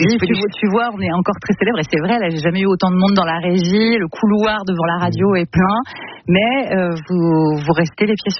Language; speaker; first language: French; native; French